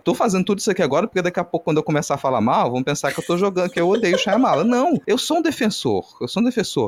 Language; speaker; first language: Portuguese; native; Portuguese